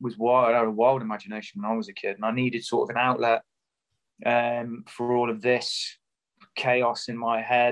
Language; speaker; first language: English; native; English